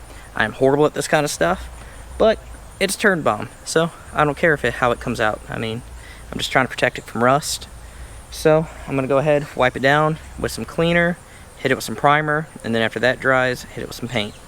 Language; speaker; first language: English; native; English